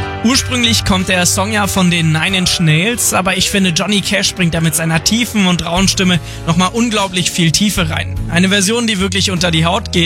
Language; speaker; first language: German; native; German